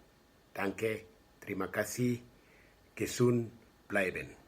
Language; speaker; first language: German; non-native, fluent; Indonesian